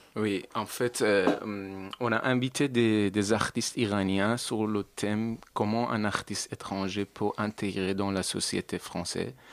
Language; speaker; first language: French; non-native, learner; Persian